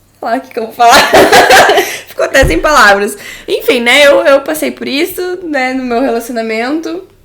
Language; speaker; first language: Portuguese; native; Portuguese